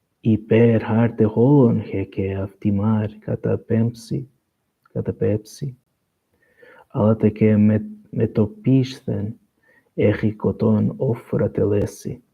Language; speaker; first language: Greek; non-native, learner; Portuguese